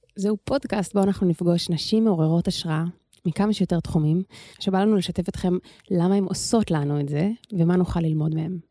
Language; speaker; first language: Hebrew; native; Hebrew